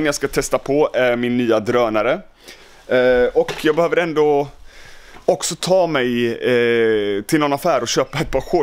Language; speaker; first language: Swedish; native; Swedish